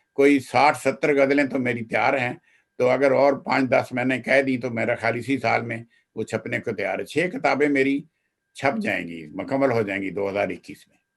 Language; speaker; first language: Urdu; non-native, local second language; Punjabi